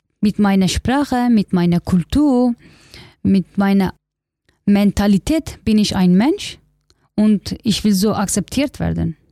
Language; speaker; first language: German; non-native, learner; Kurdish